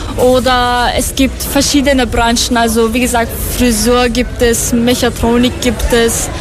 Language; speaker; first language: German; non-native, fluent; Persian